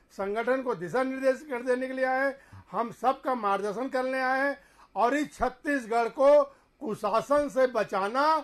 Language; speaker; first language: Hindi; native; Hindi